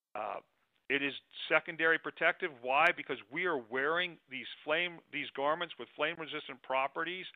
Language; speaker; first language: English; native; English